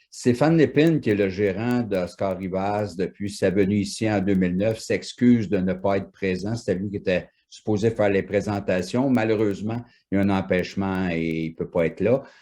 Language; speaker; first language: French; native; French